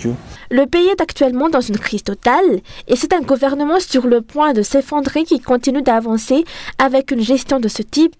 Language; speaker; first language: French; non-native, local second language; Malagasy